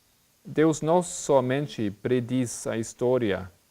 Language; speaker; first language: Portuguese; non-native, fluent; German